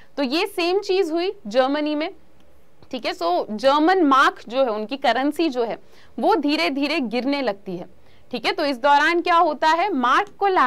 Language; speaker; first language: Hindi; native; Hindi